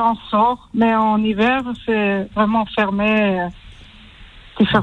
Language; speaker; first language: French; early bilingual, heritage; French